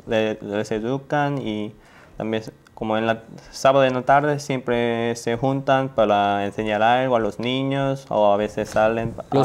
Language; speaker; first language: Spanish; non-native, learner; Korean